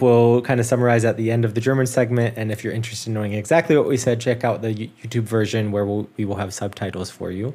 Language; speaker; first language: English; native; English